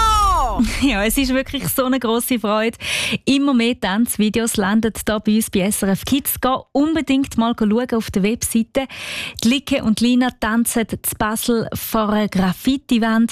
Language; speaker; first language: German; native; German